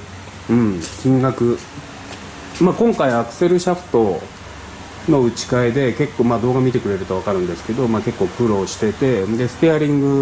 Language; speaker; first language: Japanese; native; Japanese